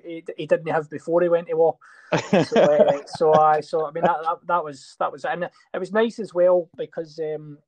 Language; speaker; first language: English; native; English